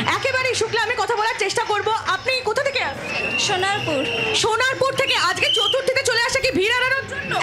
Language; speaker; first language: Bangla; native; Bangla